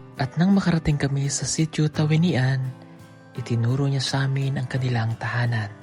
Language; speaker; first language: Filipino; native; Filipino